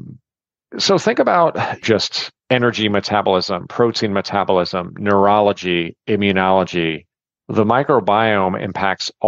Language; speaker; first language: English; native; English